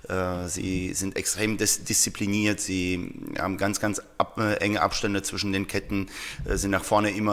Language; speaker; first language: German; native; German